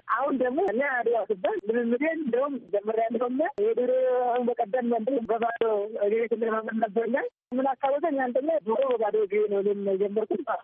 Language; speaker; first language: Amharic; non-native, local second language; Oromo